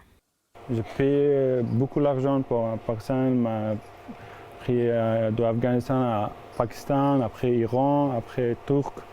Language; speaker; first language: French; non-native, learner; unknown